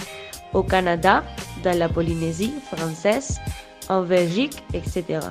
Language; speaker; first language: French; non-native, learner; Spanish